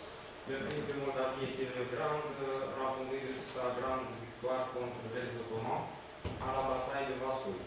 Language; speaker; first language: French; non-native, learner; Romanian